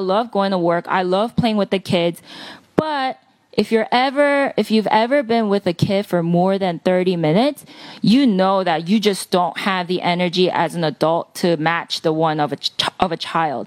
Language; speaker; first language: English; early bilingual, other home language; Korean